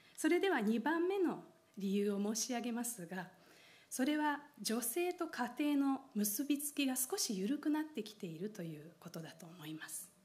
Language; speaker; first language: Japanese; non-native, fluent; Hungarian